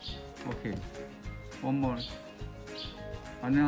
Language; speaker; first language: English; non-native, learner; Korean